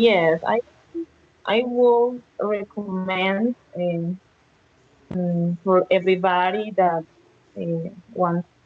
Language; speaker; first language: English; non-native, learner; Spanish